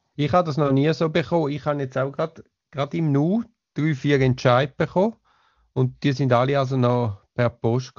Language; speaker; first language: German; native; German